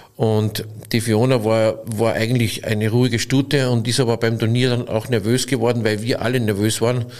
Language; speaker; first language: German; native; German